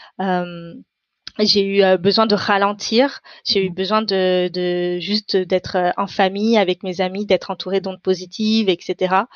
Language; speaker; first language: French; non-native, local second language; Tamil